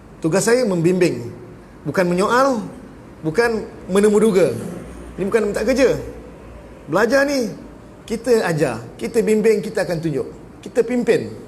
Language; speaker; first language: Malay; native; Malay